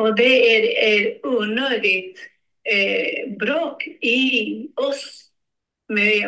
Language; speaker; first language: Swedish; non-native, learner; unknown